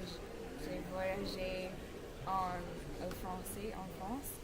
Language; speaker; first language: French; non-native, learner; English